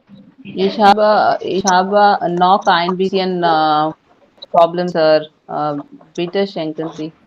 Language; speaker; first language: German; non-native, learner; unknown